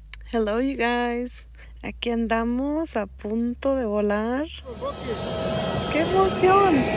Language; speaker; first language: Spanish; native; Spanish